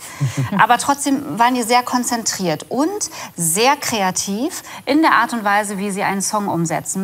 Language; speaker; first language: German; native; German